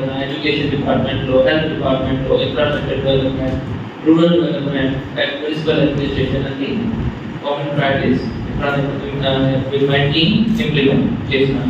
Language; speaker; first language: Telugu; non-native, learner; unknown